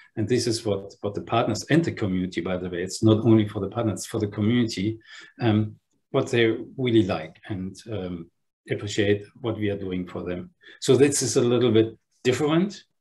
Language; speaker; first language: English; non-native, fluent; German